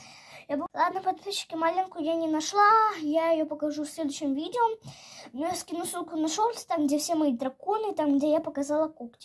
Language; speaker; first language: Russian; native; Russian